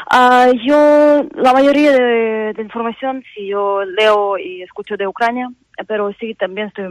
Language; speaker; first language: Spanish; non-native, fluent; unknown